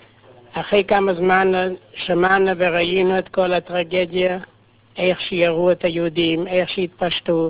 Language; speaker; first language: Hebrew; non-native, fluent; Yiddish